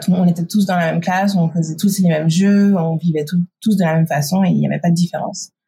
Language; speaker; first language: French; native; French